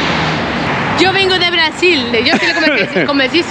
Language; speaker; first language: Spanish; non-native, fluent; Portuguese